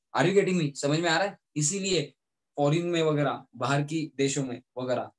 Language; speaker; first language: Hindi; native; Hindi